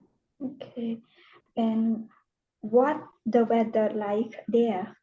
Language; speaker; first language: English; non-native, learner; Khmer